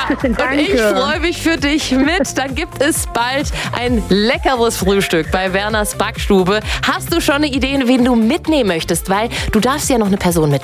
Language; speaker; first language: German; native; German